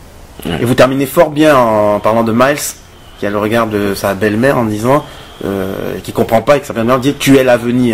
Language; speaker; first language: French; native; French